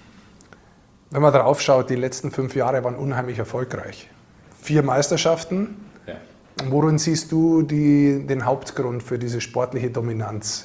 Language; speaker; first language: German; native; German